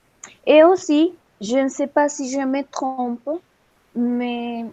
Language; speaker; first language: French; non-native, fluent; Spanish